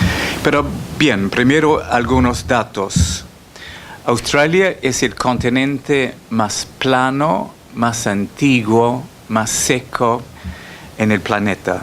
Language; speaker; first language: Spanish; non-native, fluent; English